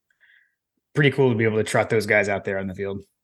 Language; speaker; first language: English; native; English